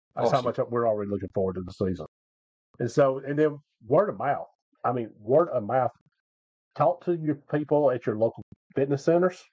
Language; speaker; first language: English; native; English